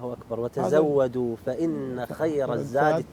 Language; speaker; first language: Arabic; native; Arabic